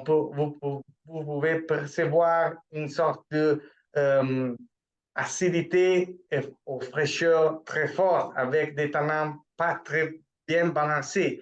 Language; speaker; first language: French; non-native, fluent; Italian